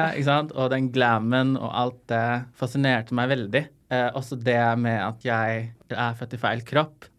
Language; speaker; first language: Norwegian; non-native, fluent; Arabic